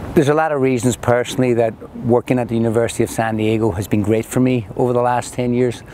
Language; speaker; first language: English; native; English